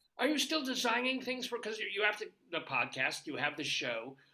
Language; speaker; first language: English; native; English